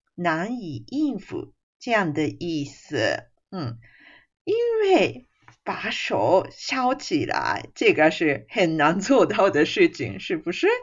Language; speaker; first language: Chinese; non-native, fluent; Japanese